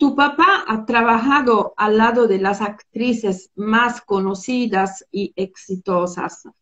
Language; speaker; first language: Spanish; non-native, fluent; Italian